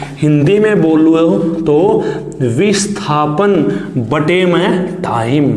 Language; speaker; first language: Hindi; native; Hindi